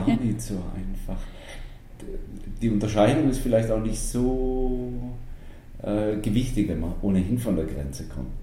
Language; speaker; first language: German; native; German